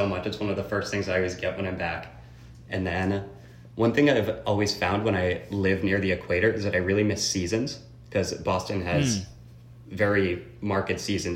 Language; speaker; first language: English; native; English